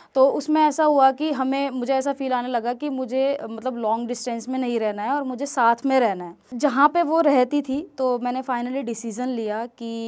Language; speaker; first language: Hindi; native; Hindi